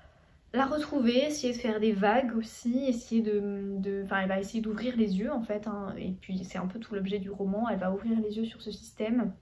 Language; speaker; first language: French; native; French